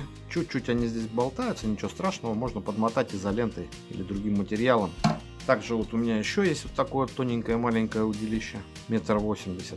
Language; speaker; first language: Russian; native; Russian